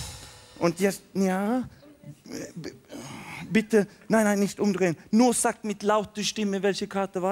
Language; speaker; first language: German; non-native, learner; Swedish